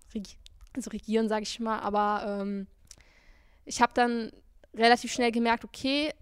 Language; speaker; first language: German; native; German